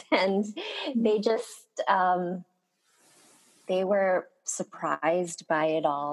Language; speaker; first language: English; early bilingual, other home language; Korean